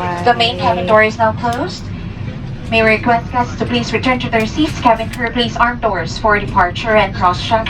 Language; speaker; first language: English; non-native, local second language; Filipino